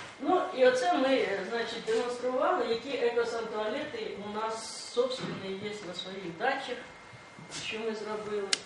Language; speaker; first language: Ukrainian; native; Ukrainian